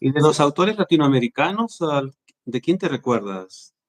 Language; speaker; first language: Spanish; native; Spanish